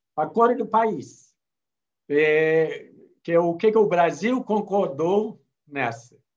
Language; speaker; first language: Portuguese; non-native, fluent; English